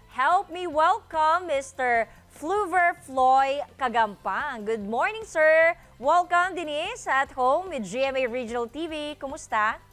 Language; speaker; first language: Cebuano; native; Cebuano